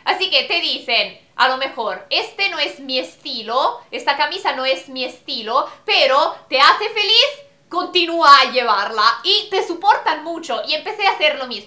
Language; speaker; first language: Spanish; non-native, fluent; Italian